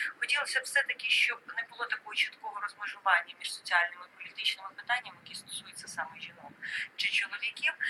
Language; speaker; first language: Ukrainian; native; Ukrainian